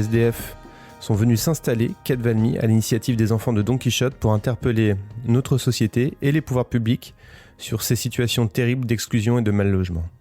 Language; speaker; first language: French; native; French